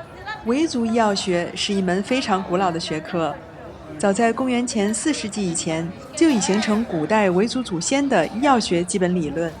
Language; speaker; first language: Chinese; native; Chinese